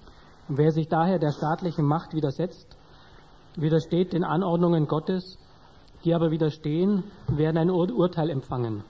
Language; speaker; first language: German; native; German